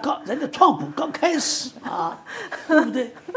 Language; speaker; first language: Chinese; native; Chinese